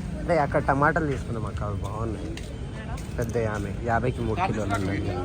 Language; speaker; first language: Telugu; non-native, local second language; Lambadi